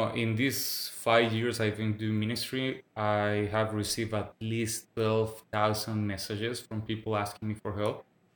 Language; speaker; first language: English; non-native, fluent; Spanish